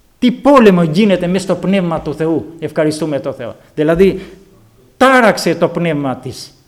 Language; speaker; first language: Greek; non-native, fluent; Albanian